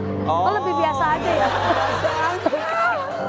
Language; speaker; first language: Indonesian; native; Indonesian